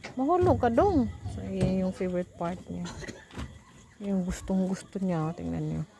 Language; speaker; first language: Filipino; non-native, local second language; Cebuano